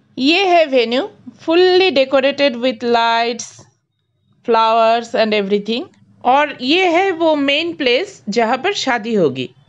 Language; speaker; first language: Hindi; non-native, local second language; Bangla